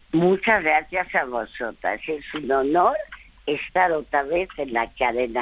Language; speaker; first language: Spanish; early bilingual, other home language; French